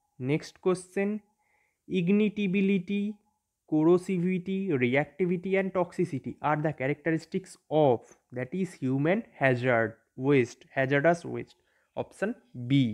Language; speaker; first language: English; non-native, local second language; Bangla